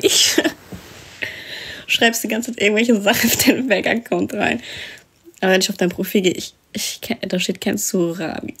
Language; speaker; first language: German; early bilingual, other home language; Arabic